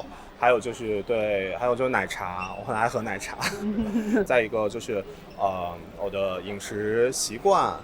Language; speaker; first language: Chinese; native; Chinese